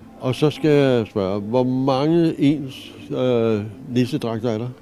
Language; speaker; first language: Danish; native; Danish